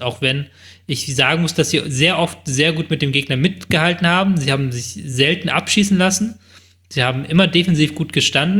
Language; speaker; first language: German; native; German